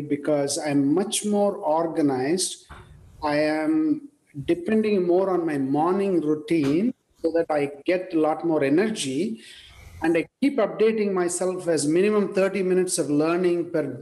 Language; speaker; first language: English; non-native, local second language; Tamil